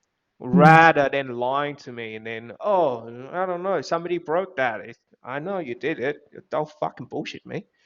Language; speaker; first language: English; non-native, fluent; Vietnamese